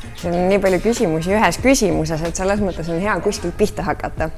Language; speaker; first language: Estonian; native; Estonian